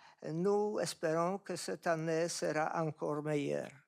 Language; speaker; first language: French; non-native, fluent; Polish